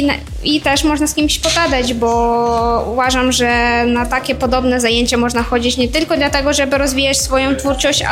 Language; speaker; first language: Polish; non-native, fluent; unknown